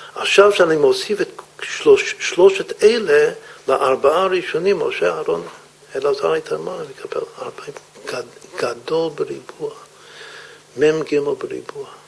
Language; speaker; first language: Hebrew; non-native, fluent; English